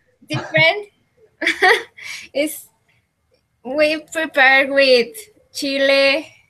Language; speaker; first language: English; non-native, learner; Spanish